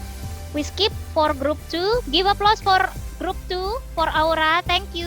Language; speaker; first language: English; non-native, fluent; Indonesian